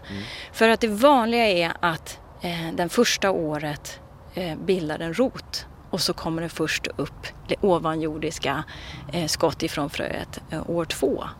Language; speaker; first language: Swedish; native; Swedish